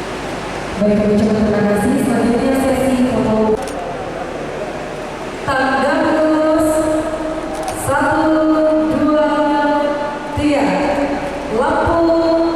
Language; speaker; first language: Indonesian; native; Indonesian